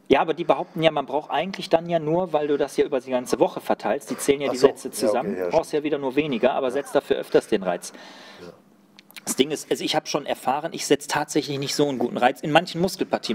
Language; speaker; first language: German; native; German